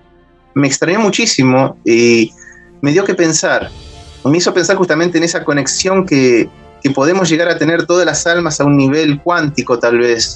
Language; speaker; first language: Spanish; native; Spanish